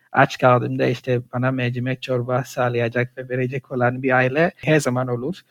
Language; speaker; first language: Turkish; non-native, fluent; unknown